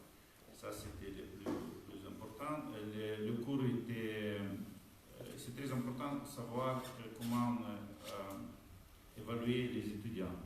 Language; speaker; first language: French; non-native, fluent; Romanian